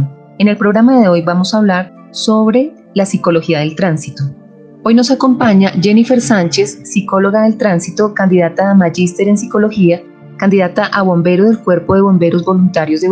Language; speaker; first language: Spanish; native; Spanish